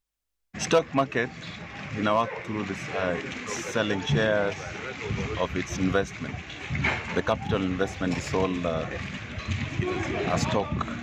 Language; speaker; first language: English; non-native, learner; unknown